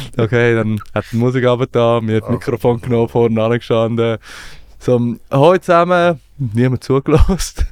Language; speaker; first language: German; early bilingual, other home language; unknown